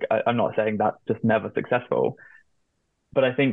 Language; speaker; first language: English; native; English